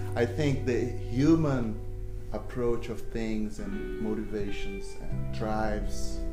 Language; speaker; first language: English; non-native, fluent; Portuguese